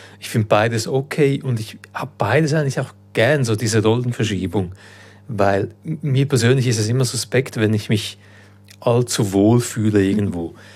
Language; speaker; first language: German; early bilingual, other home language; Croatian